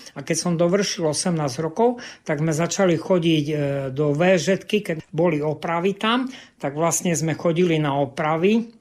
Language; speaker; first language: Slovak; non-native, local second language; Rusyn